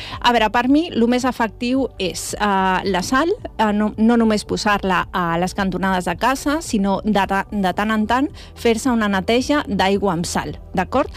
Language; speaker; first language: Catalan; non-native, local second language; Spanish